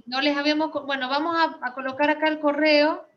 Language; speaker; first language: Spanish; native; Spanish